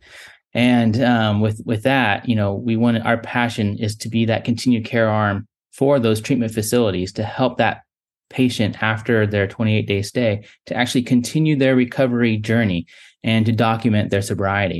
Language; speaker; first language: English; native; English